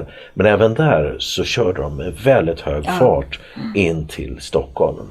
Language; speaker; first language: Swedish; native; Swedish